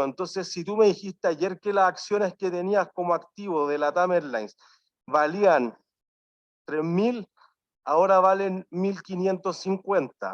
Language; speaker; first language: Spanish; native; Spanish